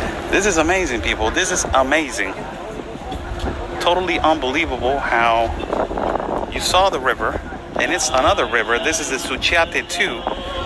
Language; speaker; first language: English; non-native, fluent; Spanish